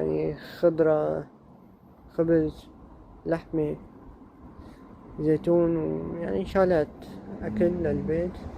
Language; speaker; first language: Arabic; native; Arabic